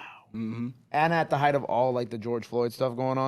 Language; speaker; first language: English; native; English